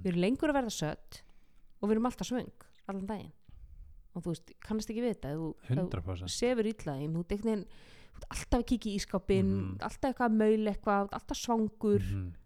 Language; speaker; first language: Icelandic; native; Icelandic